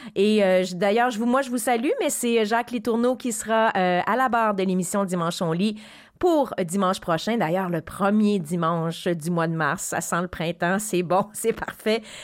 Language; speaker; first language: French; native; French